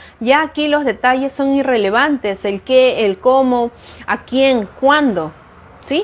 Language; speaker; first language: Spanish; native; Spanish